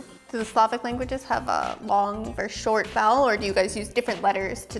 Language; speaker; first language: English; native; English